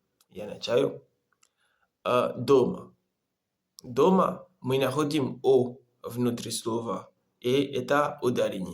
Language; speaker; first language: Russian; non-native, learner; Comorian